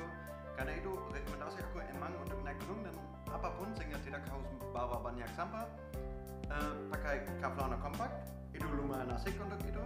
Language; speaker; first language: Indonesian; non-native, fluent; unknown